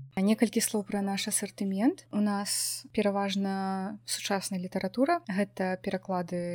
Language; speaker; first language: Belarusian; native; Belarusian